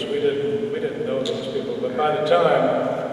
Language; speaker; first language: English; native; English